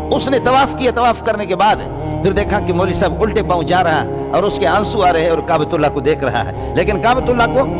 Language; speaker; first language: Urdu; non-native, local second language; Baluchi